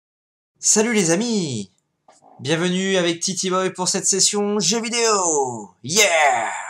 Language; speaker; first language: French; native; French